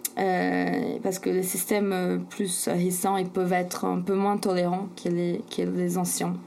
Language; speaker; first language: French; non-native, fluent; Portuguese